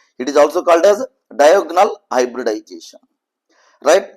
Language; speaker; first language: English; non-native, local second language; Telugu